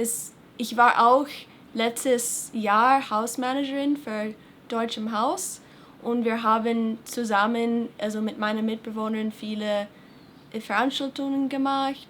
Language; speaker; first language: German; non-native, fluent; English